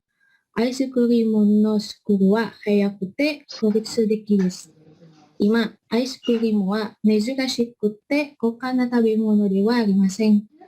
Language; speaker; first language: Japanese; non-native, learner; Indonesian